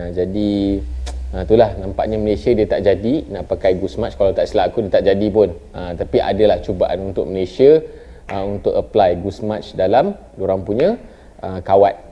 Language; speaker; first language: Malay; native; Malay